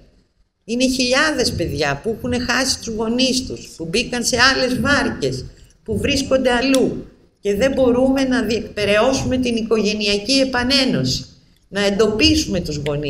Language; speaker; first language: Greek; native; Greek